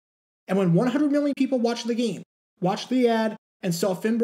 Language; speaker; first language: English; native; English